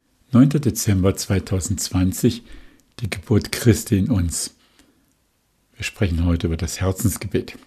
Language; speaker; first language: German; native; German